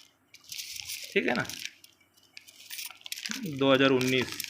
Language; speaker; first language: Hindi; native; Hindi